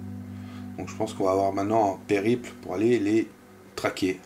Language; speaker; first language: French; native; French